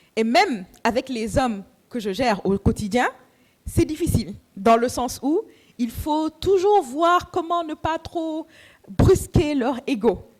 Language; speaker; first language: French; non-native, local second language; Wolof